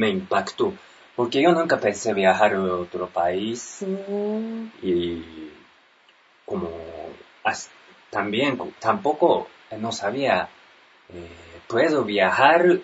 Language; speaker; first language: Spanish; non-native, learner; Japanese